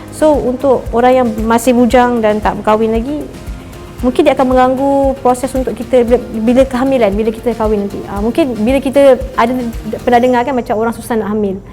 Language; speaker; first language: Malay; native; Malay